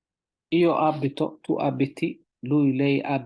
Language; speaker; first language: Italian; non-native, fluent; Somali